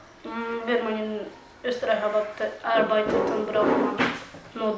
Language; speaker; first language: German; early bilingual, other home language; Bulgarian